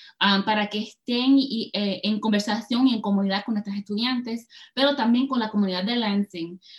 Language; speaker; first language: Spanish; early bilingual, heritage; Spanish